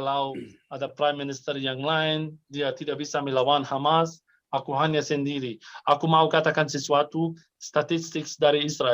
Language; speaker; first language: Indonesian; non-native, fluent; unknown